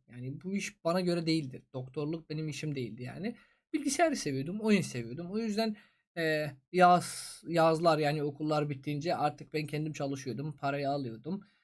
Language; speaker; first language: Turkish; non-native, fluent; Persian